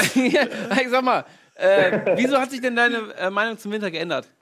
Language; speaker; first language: German; non-native, fluent; Polish